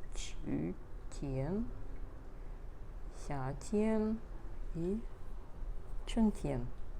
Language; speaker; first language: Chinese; non-native, learner; Russian